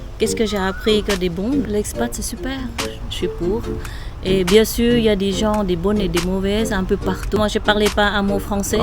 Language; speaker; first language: French; non-native, fluent; Thai